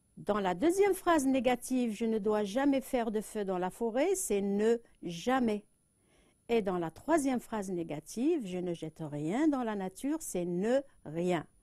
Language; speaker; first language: French; non-native, local second language; Arabic